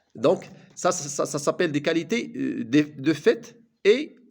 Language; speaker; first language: French; non-native, local second language; Arabic